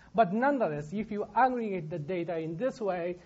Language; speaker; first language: English; non-native, fluent; Japanese